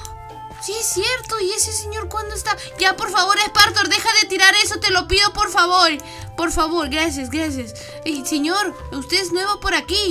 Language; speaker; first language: Spanish; native; Spanish